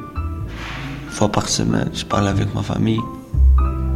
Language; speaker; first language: French; non-native, learner; Albanian